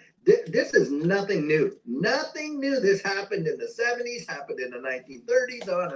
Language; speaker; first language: English; native; English